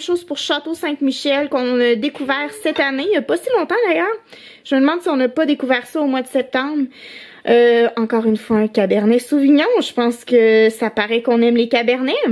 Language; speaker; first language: French; native; French